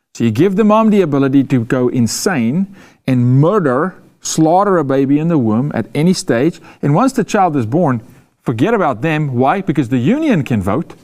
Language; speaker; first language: English; native; English